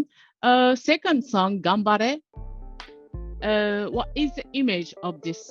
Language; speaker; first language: English; non-native, learner; Japanese